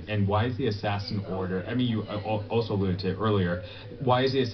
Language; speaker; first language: English; native; English